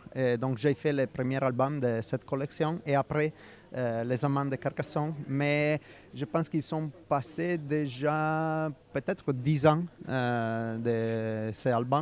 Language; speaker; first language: French; non-native, fluent; Italian